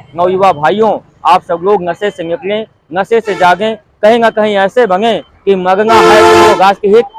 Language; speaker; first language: Hindi; native; Hindi